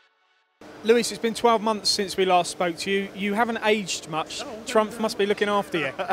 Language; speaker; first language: English; native; English